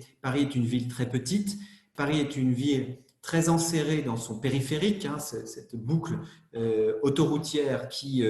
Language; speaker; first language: French; native; French